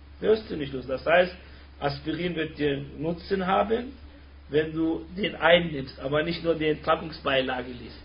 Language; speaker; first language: German; early bilingual, other home language; Turkish